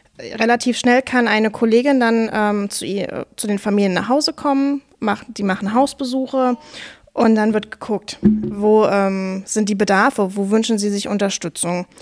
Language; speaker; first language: German; native; German